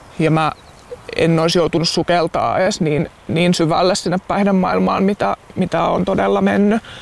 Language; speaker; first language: Finnish; native; Finnish